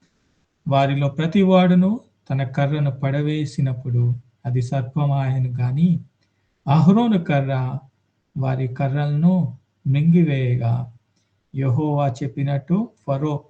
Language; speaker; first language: Telugu; native; Telugu